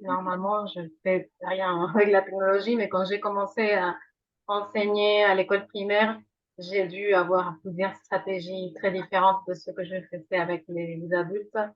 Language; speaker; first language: French; non-native, fluent; Spanish